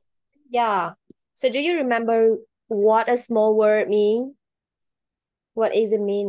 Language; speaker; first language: English; non-native, learner; Vietnamese